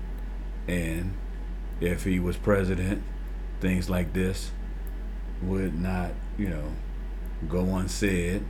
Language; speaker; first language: English; native; English